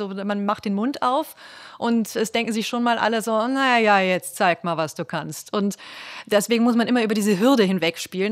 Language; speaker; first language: German; native; German